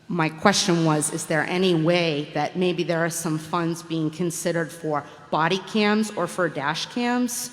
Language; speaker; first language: English; native; English